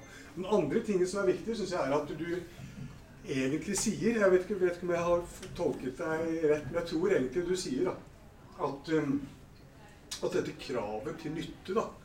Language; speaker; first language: Norwegian; native; Norwegian